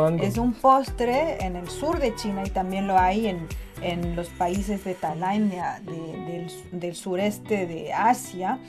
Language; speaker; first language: Spanish; non-native, fluent; Chinese